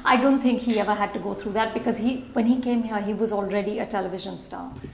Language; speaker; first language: English; non-native, local second language; Hindi